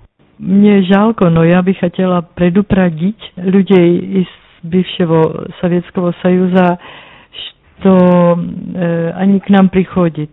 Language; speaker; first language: Russian; non-native, learner; Czech